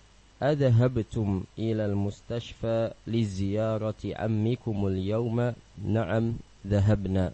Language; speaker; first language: Arabic; non-native, fluent; Indonesian